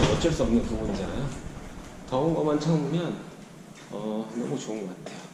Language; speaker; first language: Korean; native; Korean